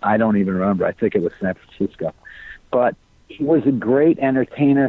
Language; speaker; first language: English; native; English